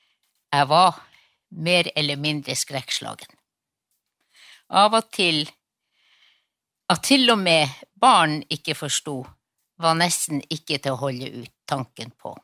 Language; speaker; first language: Norwegian; non-native, local second language; Northern Sami